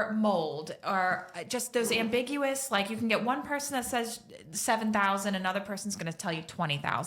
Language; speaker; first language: English; native; English